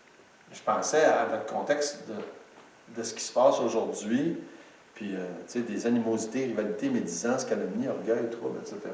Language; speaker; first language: French; native; French